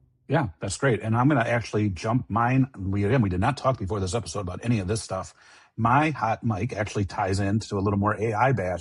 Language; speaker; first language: English; native; English